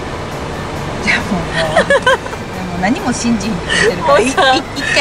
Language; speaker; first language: Japanese; native; Japanese